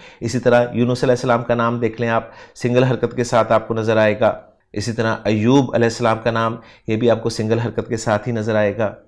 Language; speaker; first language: Urdu; native; Urdu